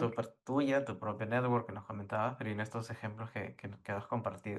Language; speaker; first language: Spanish; native; Spanish